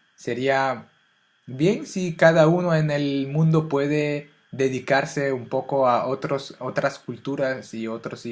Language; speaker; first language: Spanish; non-native, fluent; French